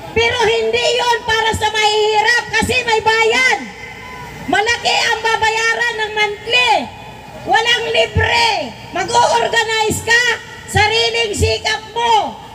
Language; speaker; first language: Filipino; non-native, local second language; Waray